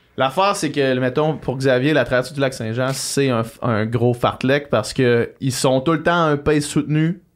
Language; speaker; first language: French; native; French